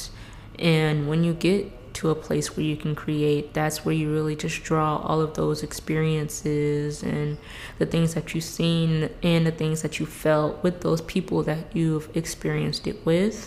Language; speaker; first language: English; native; English